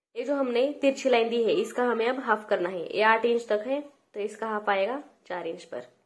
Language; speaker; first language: Hindi; non-native, local second language; Marathi